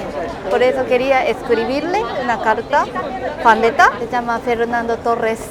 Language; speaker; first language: Spanish; non-native, fluent; Japanese